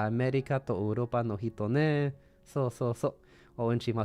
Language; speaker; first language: Japanese; non-native, learner; English